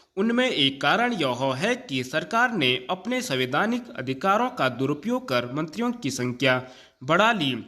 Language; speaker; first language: Hindi; native; Hindi